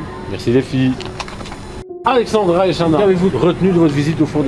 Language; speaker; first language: French; native; French